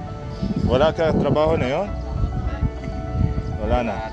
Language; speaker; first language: Filipino; non-native, learner; Arabic